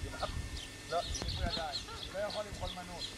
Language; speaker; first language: Hebrew; native; Hebrew